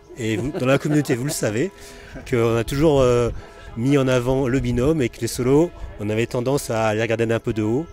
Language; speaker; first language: French; native; French